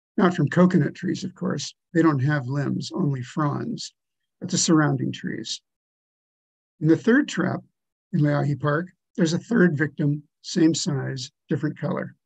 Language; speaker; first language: English; native; English